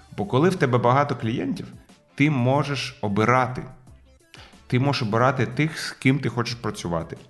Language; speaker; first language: Ukrainian; non-native, local second language; Russian